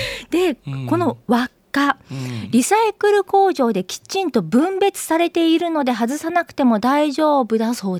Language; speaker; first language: Japanese; native; Japanese